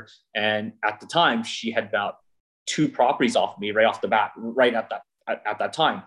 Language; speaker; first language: English; native; English